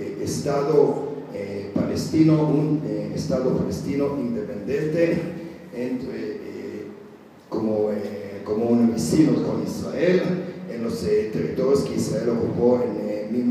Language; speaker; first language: Spanish; non-native, learner; Hebrew